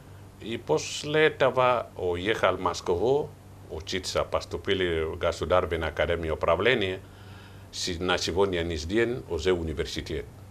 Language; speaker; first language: Russian; non-native, learner; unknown